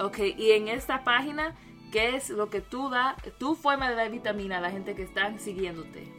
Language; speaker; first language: Spanish; early bilingual, other home language; English